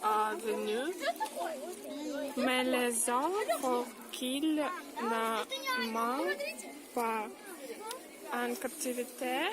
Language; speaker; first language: French; non-native, learner; Russian